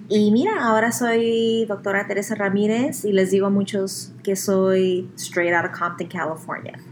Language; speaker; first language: Spanish; early bilingual, heritage; Spanish